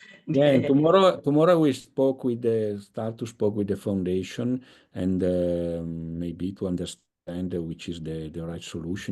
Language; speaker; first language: English; non-native, fluent; Italian